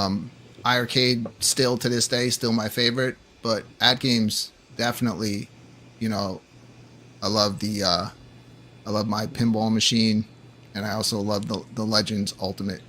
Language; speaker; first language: English; native; English